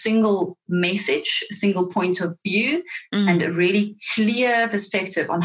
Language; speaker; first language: English; non-native, local second language; Afrikaans